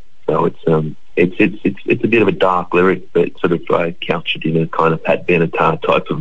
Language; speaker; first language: English; native; English